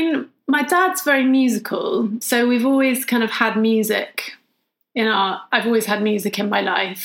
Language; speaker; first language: English; native; English